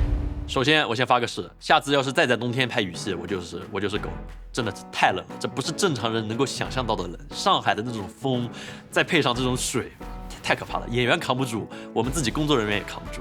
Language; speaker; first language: Chinese; native; Chinese